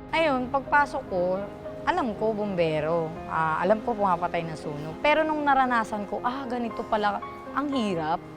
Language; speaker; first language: Filipino; native; Filipino